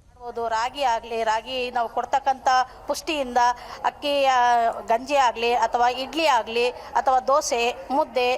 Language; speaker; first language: Kannada; native; Kannada